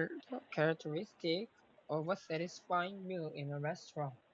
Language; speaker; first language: English; non-native, learner; Korean